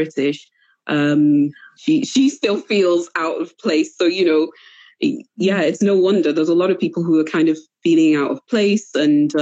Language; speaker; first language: English; native; English